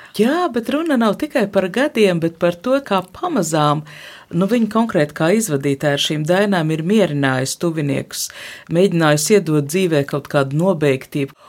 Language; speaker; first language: Latvian; native; Latvian